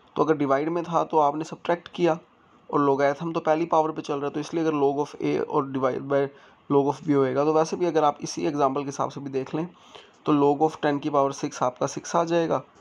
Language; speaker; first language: Hindi; native; Hindi